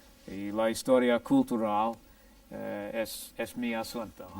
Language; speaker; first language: Spanish; non-native, fluent; English